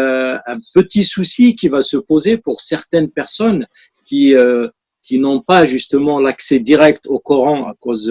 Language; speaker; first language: French; native; French